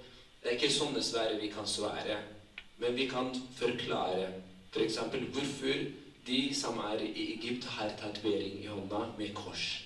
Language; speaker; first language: Norwegian; non-native, fluent; Tigrinya